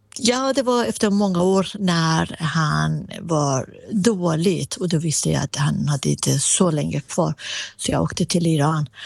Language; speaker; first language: Swedish; non-native, fluent; Persian